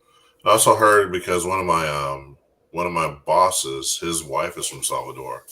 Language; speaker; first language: English; native; English